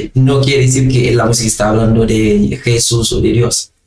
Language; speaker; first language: Spanish; non-native, fluent; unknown